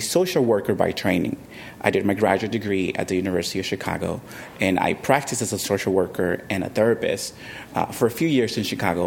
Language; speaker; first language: English; early bilingual, other home language; Spanish